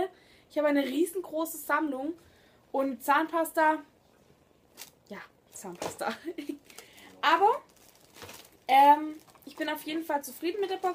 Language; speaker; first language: German; native; German